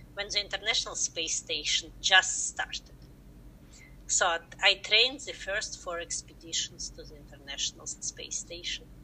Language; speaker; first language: English; non-native, fluent; Russian